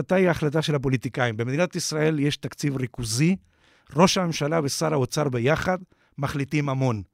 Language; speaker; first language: Hebrew; non-native, fluent; Spanish